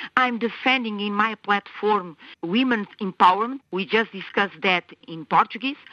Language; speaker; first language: English; non-native, fluent; Kabuverdianu